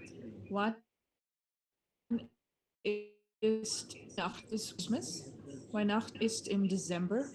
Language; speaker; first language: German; non-native, learner; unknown